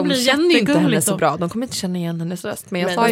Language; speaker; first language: Swedish; native; Swedish